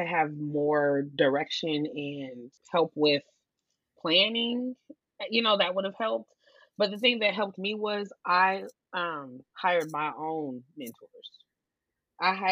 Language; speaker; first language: English; native; English